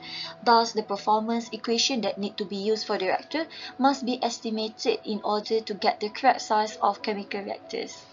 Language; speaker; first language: English; non-native, local second language; Malay